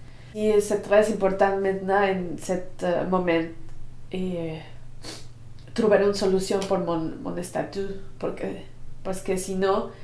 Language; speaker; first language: French; non-native, learner; Spanish